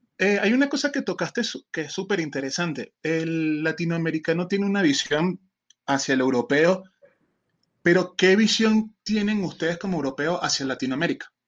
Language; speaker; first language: Spanish; native; Spanish